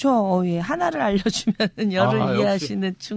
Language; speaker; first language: Korean; native; Korean